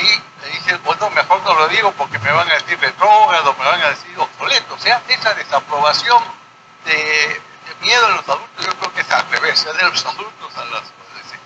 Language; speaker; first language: Spanish; native; Spanish